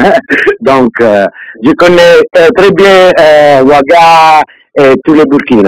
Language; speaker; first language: French; non-native, learner; Italian